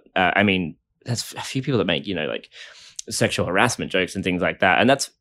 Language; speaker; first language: English; native; English